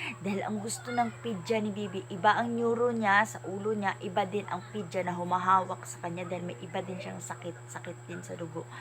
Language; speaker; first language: Filipino; native; Filipino